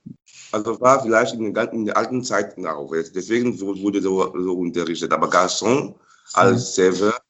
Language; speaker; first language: German; non-native, fluent; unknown